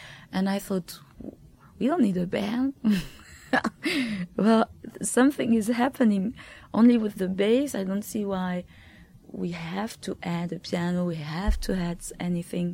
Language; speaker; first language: English; non-native, fluent; French